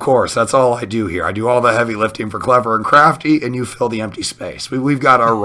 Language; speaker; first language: English; native; English